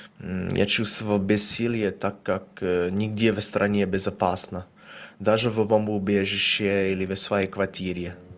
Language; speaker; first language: Russian; non-native, fluent; English